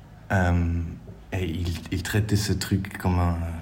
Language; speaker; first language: French; non-native, learner; German